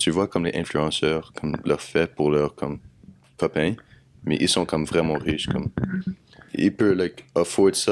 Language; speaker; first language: French; non-native, local second language; English